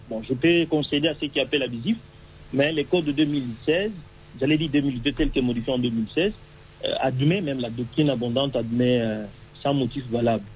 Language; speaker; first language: French; non-native, local second language; Swahili